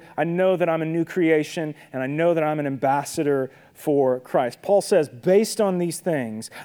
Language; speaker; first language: English; native; English